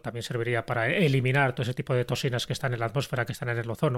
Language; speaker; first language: Spanish; native; Spanish